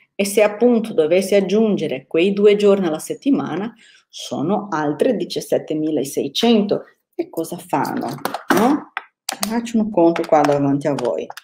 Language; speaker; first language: Italian; non-native, fluent; Portuguese